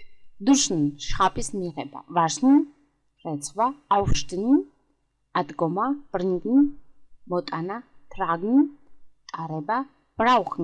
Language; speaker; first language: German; non-native, fluent; Georgian